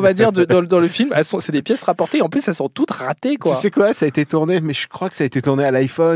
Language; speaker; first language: French; native; French